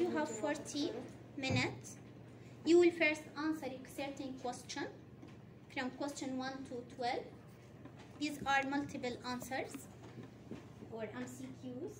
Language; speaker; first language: English; non-native, fluent; Arabic